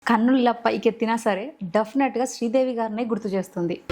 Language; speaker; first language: Telugu; native; Telugu